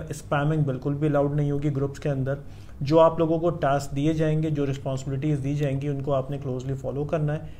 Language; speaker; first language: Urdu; native; Urdu